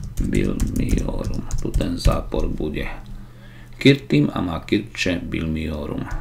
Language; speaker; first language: Slovak; native; Slovak